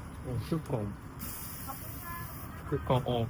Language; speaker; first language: Thai; non-native, learner; Japanese